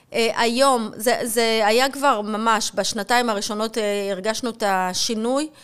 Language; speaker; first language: Hebrew; native; Hebrew